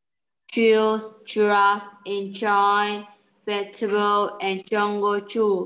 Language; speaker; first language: English; non-native, learner; Vietnamese